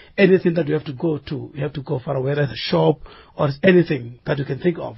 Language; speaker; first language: English; non-native, local second language; Northern Sotho